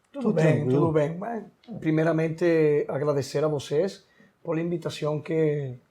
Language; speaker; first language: Portuguese; non-native, learner; Spanish